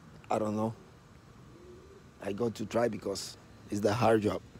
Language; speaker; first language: English; non-native, learner; Spanish